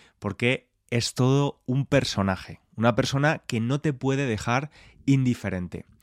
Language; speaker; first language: Spanish; native; Spanish